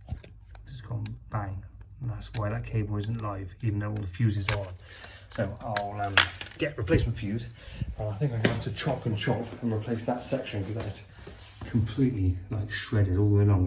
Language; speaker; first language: English; native; English